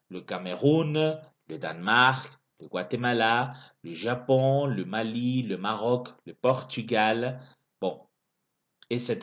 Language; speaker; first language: French; non-native, fluent; Spanish